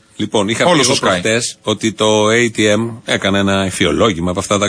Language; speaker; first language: Greek; native; Greek